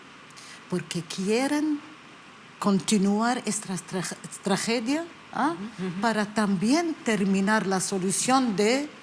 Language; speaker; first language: Spanish; non-native, learner; Arabic